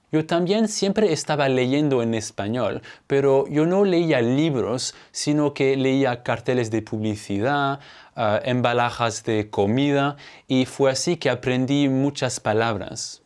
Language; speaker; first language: Spanish; non-native, fluent; French